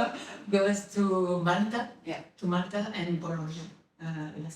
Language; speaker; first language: English; non-native, learner; French